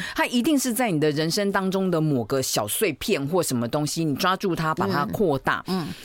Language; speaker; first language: Chinese; native; Chinese